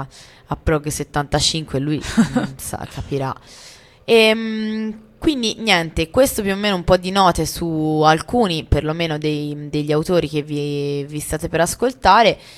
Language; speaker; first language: Italian; native; Italian